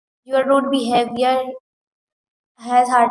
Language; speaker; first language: English; non-native, learner; Hindi